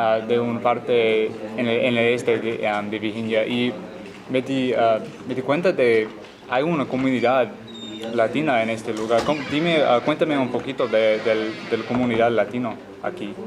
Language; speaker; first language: Spanish; non-native, learner; English